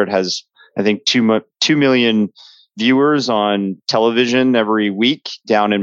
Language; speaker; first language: English; native; English